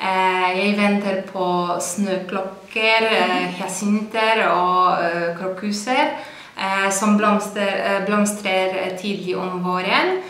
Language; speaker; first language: Norwegian; non-native, fluent; Polish